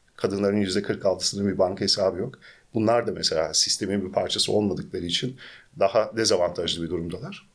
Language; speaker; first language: Turkish; early bilingual, heritage; Turkish